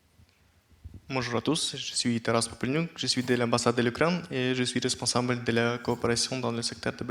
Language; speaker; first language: French; non-native, fluent; Ukrainian